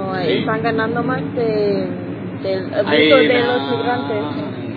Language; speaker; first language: Spanish; non-native, learner; English